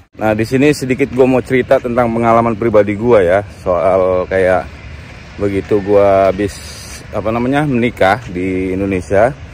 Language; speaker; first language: Indonesian; native; Indonesian